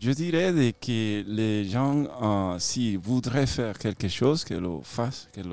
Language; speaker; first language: French; non-native, fluent; Spanish